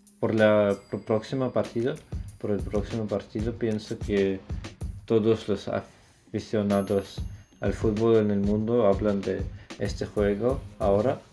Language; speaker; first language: Spanish; non-native, learner; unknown